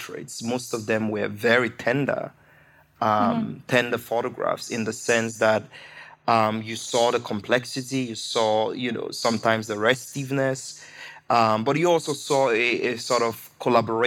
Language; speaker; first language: English; non-native, local second language; Igbo